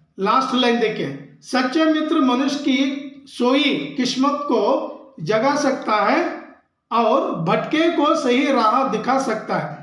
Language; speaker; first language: Hindi; non-native, local second language; Kannada